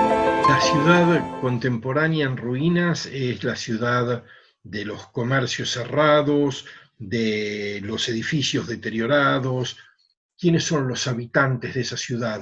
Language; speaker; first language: Spanish; native; Spanish